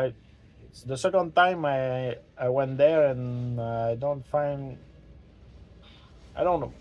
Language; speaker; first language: English; non-native, learner; French